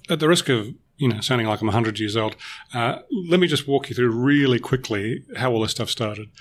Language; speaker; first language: English; native; English